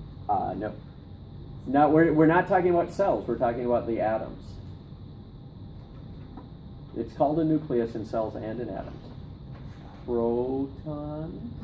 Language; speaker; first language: English; native; English